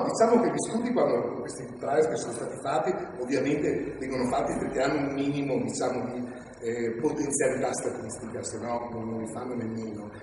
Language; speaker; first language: Italian; native; Italian